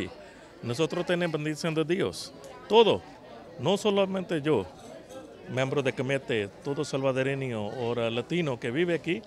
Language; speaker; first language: Spanish; non-native, learner; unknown